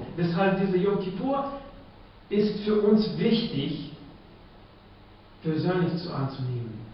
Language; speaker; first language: German; non-native, fluent; Russian